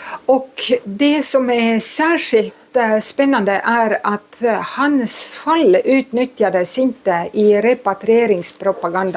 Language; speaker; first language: Swedish; non-native, fluent; Estonian